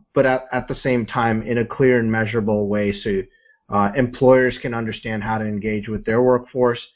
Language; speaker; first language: English; native; English